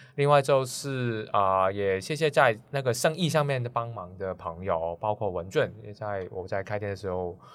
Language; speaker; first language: Chinese; non-native, local second language; Cantonese